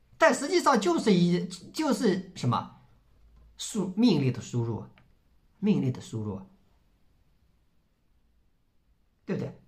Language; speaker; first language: Chinese; native; Chinese